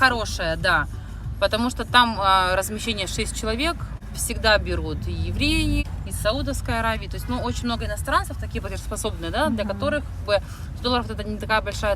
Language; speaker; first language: Russian; native; Russian